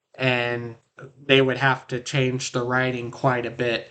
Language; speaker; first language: English; native; English